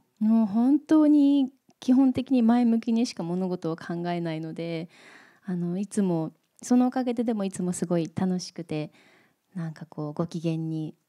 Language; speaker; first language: Japanese; native; Japanese